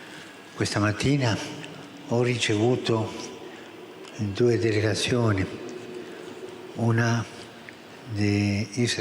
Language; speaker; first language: Italian; non-native, fluent; Spanish